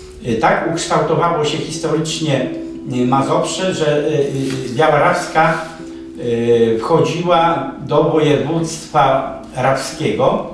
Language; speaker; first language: Polish; native; Polish